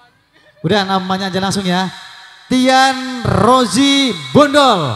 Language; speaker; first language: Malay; non-native, local second language; Javanese